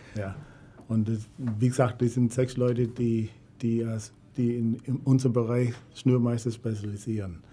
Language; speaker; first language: German; non-native, fluent; English